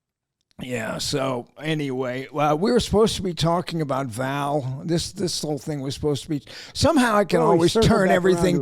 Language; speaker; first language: English; native; English